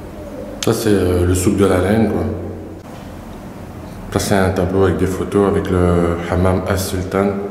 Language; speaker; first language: French; native; French